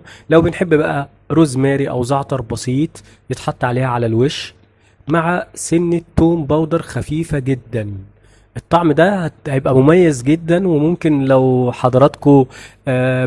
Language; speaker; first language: Arabic; native; Arabic